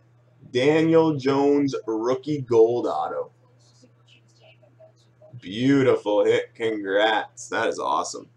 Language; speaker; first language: English; native; English